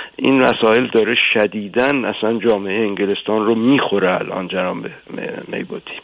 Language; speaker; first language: Persian; native; Persian